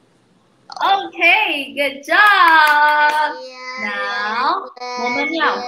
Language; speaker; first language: English; non-native, fluent; Chinese